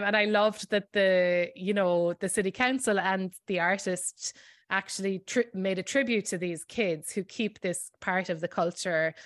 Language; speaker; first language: English; native; English